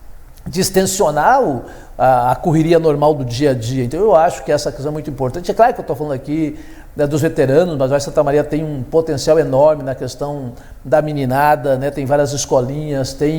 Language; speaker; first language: Portuguese; native; Portuguese